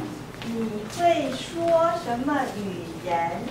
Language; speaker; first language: Chinese; non-native, learner; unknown